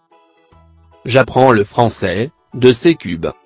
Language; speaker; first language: French; non-native, learner; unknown